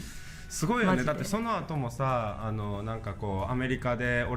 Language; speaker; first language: Japanese; native; Japanese